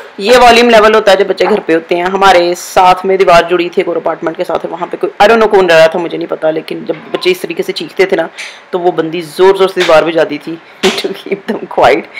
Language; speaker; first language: Urdu; native; Urdu